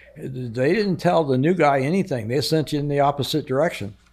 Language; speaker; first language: English; native; English